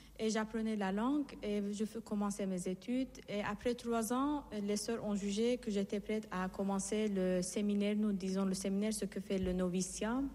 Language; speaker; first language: French; non-native, fluent; Persian